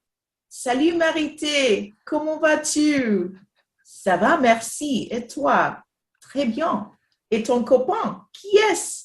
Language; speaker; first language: French; non-native, fluent; Spanish